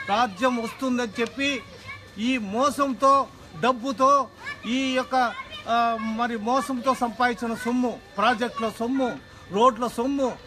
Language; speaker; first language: Telugu; native; Telugu